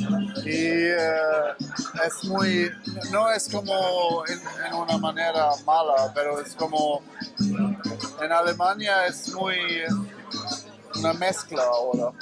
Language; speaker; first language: Spanish; non-native, learner; German